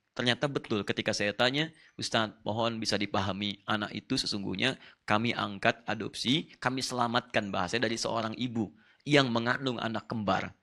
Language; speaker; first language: Indonesian; non-native, fluent; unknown